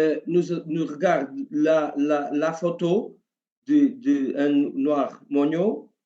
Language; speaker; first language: French; non-native, learner; Portuguese